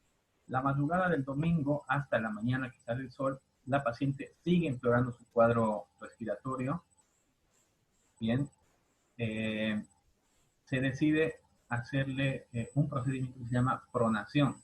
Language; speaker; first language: Spanish; native; Spanish